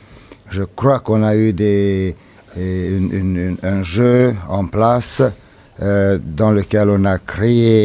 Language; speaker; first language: French; non-native, fluent; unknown